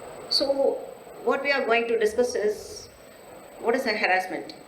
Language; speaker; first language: English; non-native, local second language; Tamil